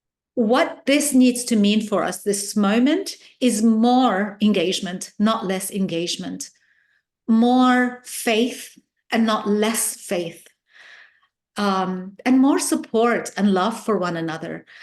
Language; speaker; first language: English; non-native, fluent; Arabic